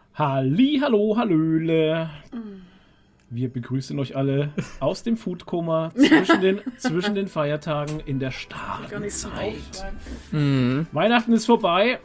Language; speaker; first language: German; native; German